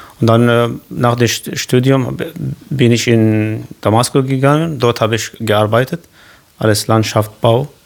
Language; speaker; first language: German; non-native, learner; Kurdish